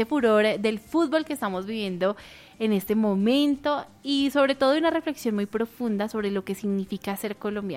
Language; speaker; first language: Spanish; native; Spanish